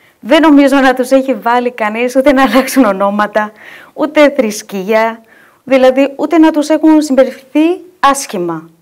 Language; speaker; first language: Greek; non-native, fluent; Albanian